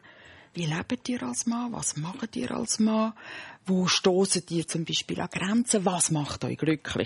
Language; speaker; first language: German; native; German